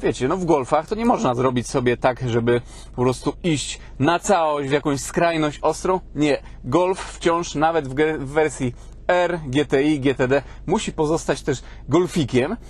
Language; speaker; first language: Polish; native; Polish